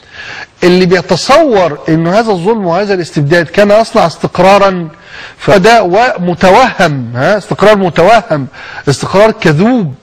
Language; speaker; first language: Arabic; native; Arabic